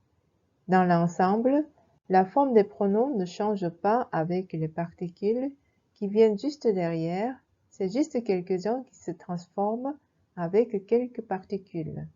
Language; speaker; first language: French; non-native, fluent; Korean